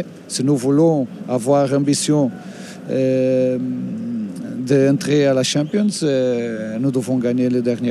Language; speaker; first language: French; non-native, learner; Portuguese